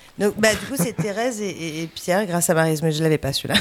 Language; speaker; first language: French; native; French